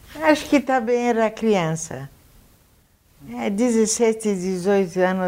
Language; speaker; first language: Portuguese; non-native, fluent; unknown